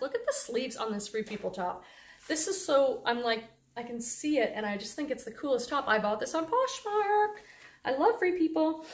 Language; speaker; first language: English; native; English